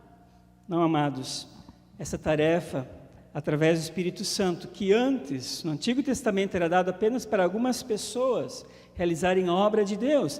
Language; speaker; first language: Portuguese; native; Portuguese